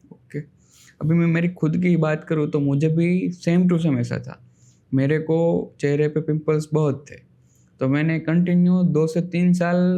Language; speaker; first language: Hindi; non-native, local second language; Gujarati